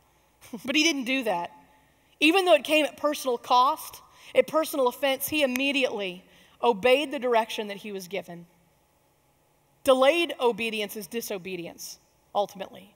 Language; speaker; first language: English; native; English